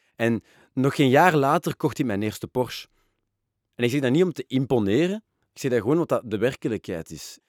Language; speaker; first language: Dutch; non-native, local second language; French